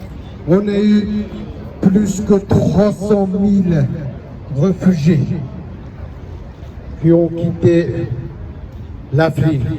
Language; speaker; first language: French; non-native, learner; Kurdish